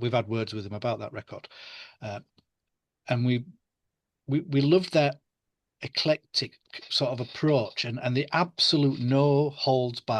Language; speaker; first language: English; native; English